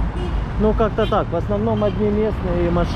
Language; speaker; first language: Russian; native; Russian